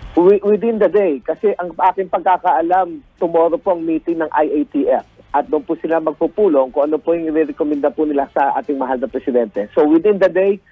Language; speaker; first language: Filipino; native; Filipino